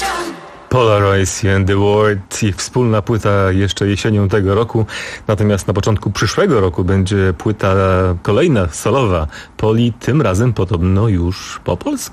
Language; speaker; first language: Polish; native; Polish